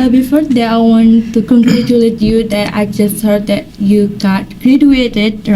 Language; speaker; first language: English; non-native, learner; Indonesian